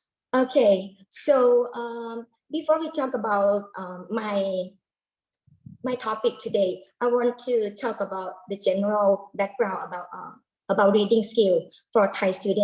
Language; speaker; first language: English; non-native, learner; Thai